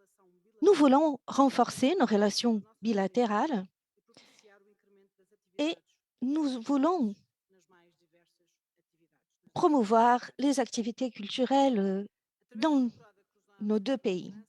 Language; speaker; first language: French; non-native, fluent; Portuguese